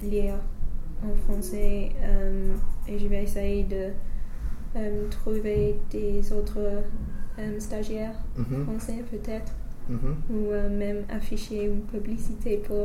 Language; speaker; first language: French; non-native, fluent; English